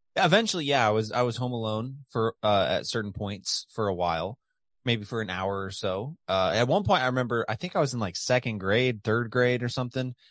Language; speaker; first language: English; native; English